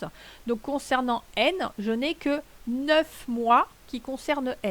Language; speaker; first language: French; native; French